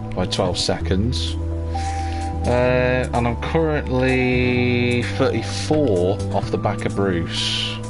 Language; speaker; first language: English; native; English